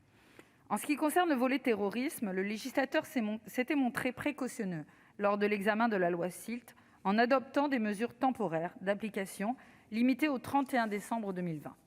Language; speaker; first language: French; native; French